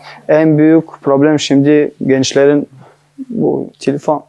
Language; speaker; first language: Turkish; non-native, learner; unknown